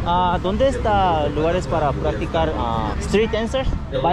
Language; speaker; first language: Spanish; non-native, learner; Korean